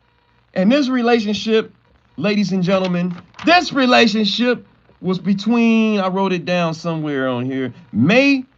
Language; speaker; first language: English; native; English